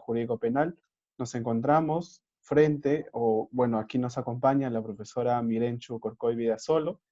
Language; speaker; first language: Spanish; native; Spanish